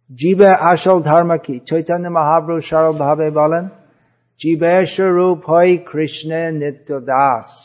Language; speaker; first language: Bangla; non-native, fluent; English